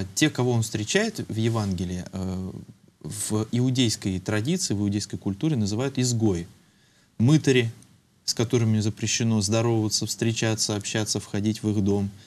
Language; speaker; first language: Russian; native; Russian